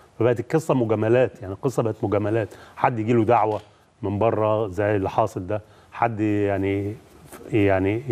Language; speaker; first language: Arabic; native; Arabic